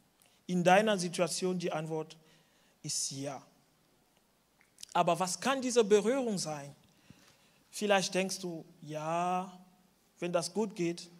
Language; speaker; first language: German; non-native, fluent; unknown